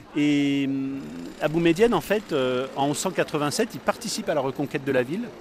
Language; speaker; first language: French; native; French